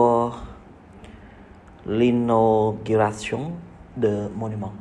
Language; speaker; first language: French; non-native, learner; Vietnamese